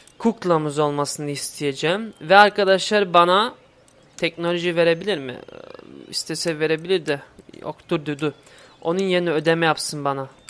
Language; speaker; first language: Turkish; early bilingual, heritage; Turkish